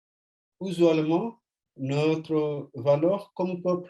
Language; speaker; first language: French; non-native, fluent; Portuguese